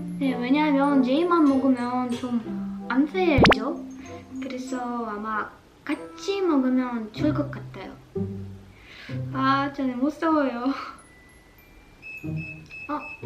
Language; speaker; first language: Korean; non-native, learner; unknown